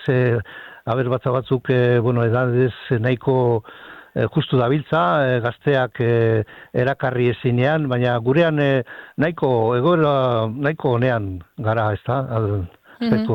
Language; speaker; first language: Basque; native; Basque